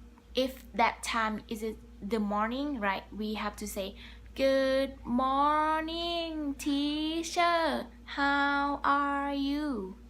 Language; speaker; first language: English; non-native, learner; Thai